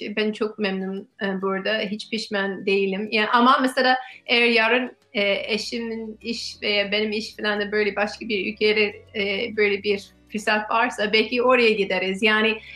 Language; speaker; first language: Turkish; non-native, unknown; English